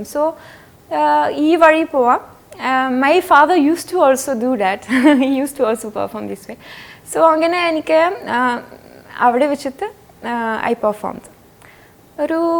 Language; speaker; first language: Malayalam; non-native, fluent; French